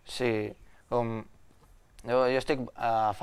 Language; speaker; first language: Catalan; early bilingual, other home language; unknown